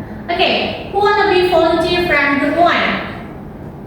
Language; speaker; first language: English; non-native, fluent; Indonesian